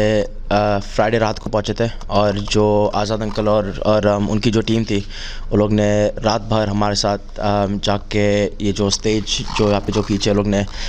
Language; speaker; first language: Hindi; early bilingual, heritage; Hindi